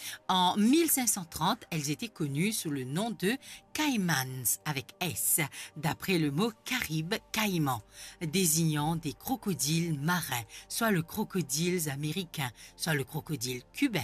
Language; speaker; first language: French; non-native, local second language; Morisyen